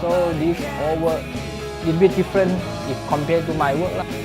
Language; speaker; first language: English; non-native, local second language; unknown